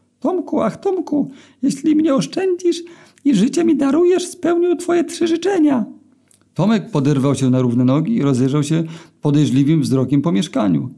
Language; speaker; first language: Polish; native; Polish